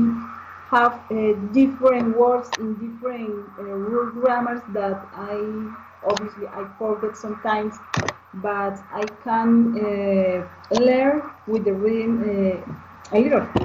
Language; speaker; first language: English; non-native, learner; Spanish